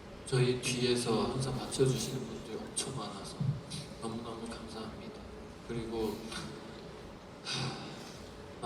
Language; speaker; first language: Korean; non-native, fluent; Chinese